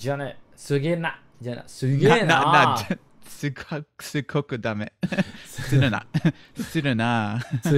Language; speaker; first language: Japanese; non-native, learner; English